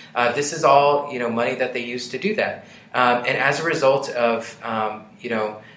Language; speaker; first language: English; native; English